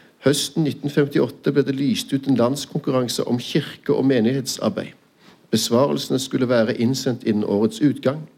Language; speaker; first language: Norwegian; native; Norwegian